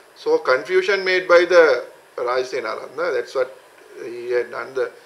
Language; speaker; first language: English; non-native, local second language; Sinhala